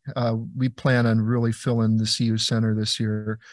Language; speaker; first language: English; native; English